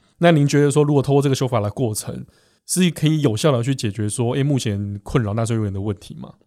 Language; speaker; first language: Chinese; native; Chinese